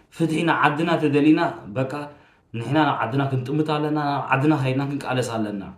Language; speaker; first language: Tigrinya; early bilingual, heritage; Tigrinya